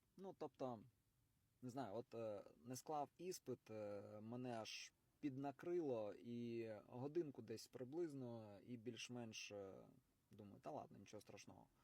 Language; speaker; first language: Ukrainian; non-native, local second language; Russian